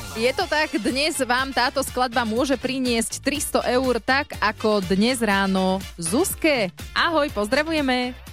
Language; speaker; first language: Slovak; native; Slovak